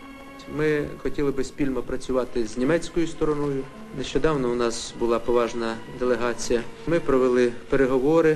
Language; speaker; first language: Ukrainian; native; Ukrainian